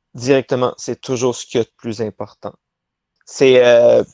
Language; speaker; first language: French; native; French